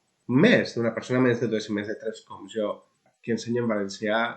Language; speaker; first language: Catalan; non-native, local second language; Spanish